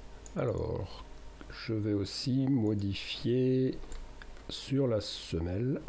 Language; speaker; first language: French; native; French